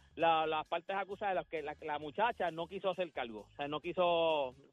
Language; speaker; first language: Spanish; native; Spanish